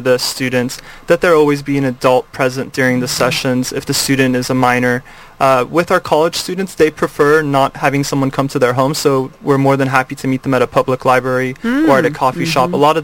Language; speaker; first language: English; native; English